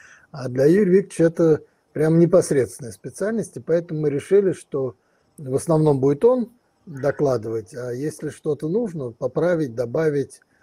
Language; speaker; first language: Russian; native; Russian